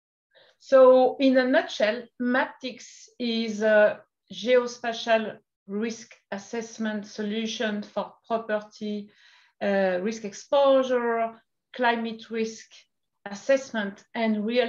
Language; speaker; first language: English; non-native, fluent; French